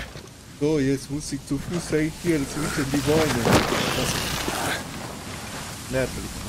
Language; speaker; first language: German; non-native, fluent; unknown